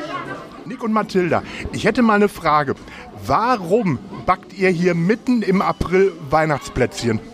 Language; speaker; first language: German; native; German